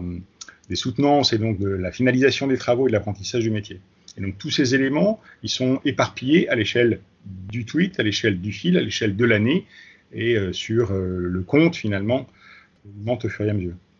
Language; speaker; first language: French; native; French